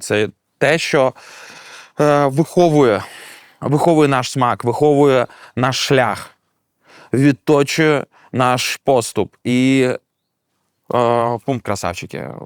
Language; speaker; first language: Ukrainian; native; Ukrainian